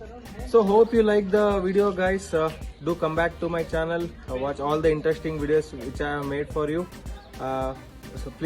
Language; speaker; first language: English; non-native, local second language; Kannada